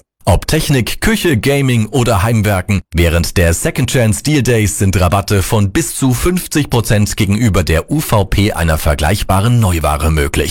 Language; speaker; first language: German; native; German